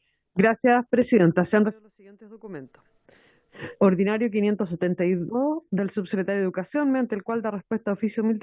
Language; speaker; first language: Spanish; native; Spanish